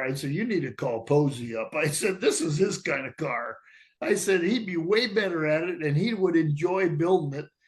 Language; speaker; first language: English; native; English